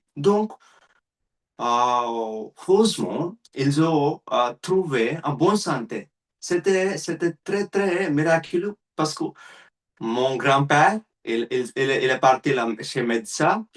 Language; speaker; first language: French; non-native, learner; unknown